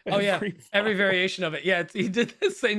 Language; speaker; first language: English; native; English